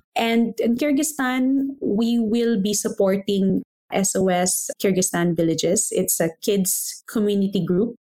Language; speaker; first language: English; non-native, local second language; Aklanon